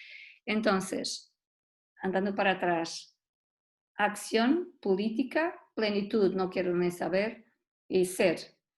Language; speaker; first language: Spanish; non-native, learner; Portuguese